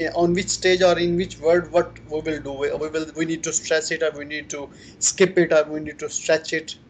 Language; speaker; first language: English; non-native, fluent; Arabic